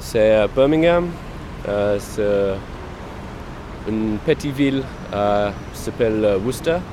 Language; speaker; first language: French; non-native, learner; English